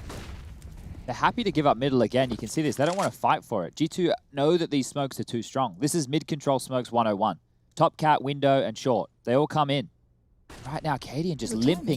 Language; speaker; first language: English; native; English